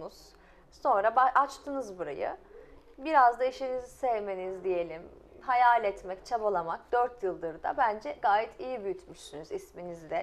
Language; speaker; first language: Turkish; native; Turkish